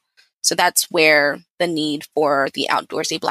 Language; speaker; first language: English; native; English